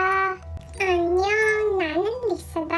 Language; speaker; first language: Korean; non-native, learner; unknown